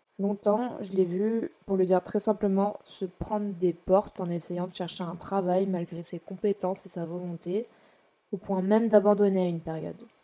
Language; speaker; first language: French; native; French